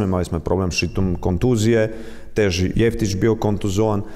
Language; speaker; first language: Polish; non-native, learner; Croatian